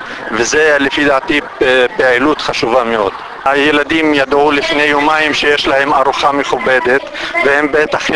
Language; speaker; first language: Hebrew; non-native, local second language; Arabic